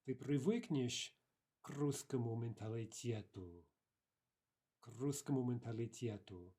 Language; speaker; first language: Russian; non-native, fluent; English